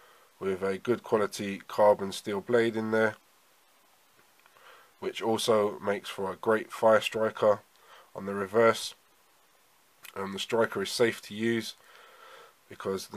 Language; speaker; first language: English; native; English